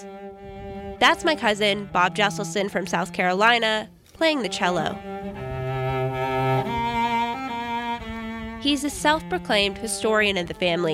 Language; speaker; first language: English; native; English